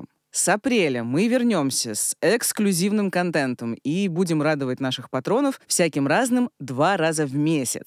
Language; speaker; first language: Russian; native; Russian